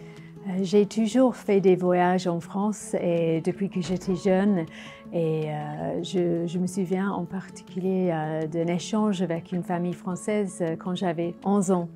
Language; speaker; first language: French; non-native, fluent; English